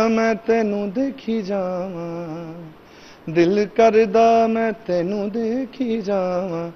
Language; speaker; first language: Hindi; native; Hindi